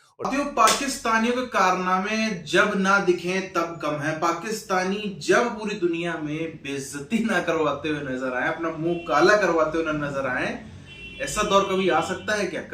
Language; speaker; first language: Hindi; native; Hindi